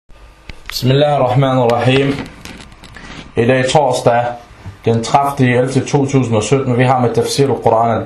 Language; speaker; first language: Danish; early bilingual, other home language; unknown